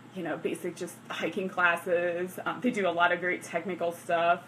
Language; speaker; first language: English; native; English